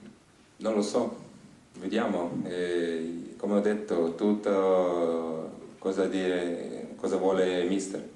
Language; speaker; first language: Italian; non-native, learner; Ukrainian